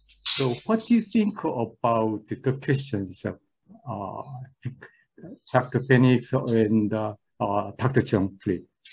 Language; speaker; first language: English; non-native, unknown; Korean